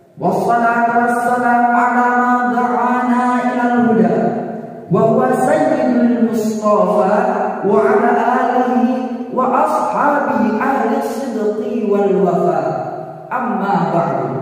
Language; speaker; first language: Arabic; non-native, learner; Indonesian